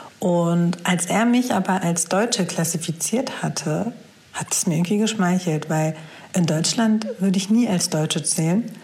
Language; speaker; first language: German; early bilingual, other home language; Turkish